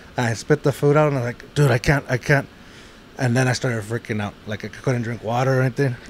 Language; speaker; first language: English; native; English